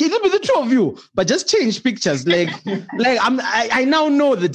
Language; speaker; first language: English; non-native, local second language; Shona